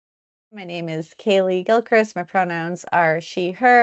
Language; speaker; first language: English; native; English